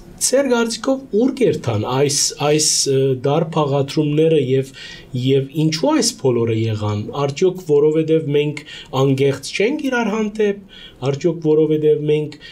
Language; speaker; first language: Armenian; native; Armenian